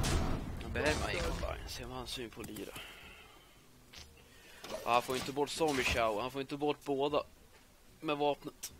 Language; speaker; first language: Swedish; native; Swedish